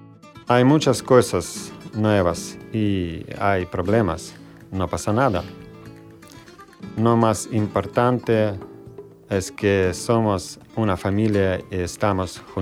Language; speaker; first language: Spanish; non-native, learner; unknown